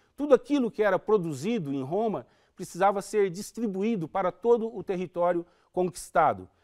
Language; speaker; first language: Portuguese; native; Portuguese